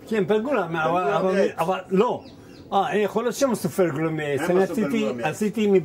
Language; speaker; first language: Hebrew; non-native, fluent; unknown